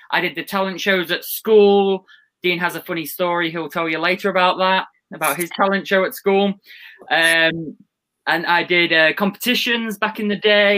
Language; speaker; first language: English; native; English